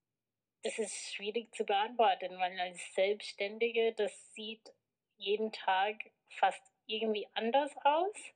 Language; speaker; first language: German; non-native, fluent; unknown